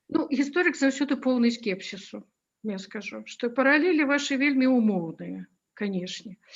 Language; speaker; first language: Belarusian; non-native, local second language; Russian